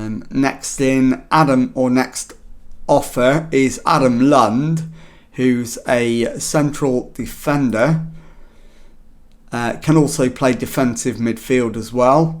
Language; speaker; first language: English; native; English